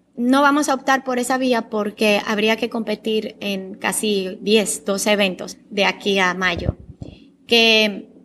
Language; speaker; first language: Spanish; early bilingual, other home language; Bulgarian